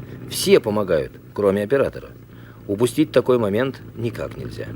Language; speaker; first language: Russian; native; Russian